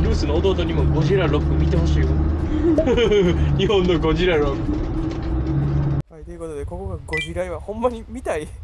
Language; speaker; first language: Japanese; native; Japanese